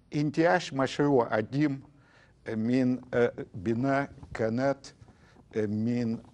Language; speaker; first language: Arabic; non-native, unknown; Russian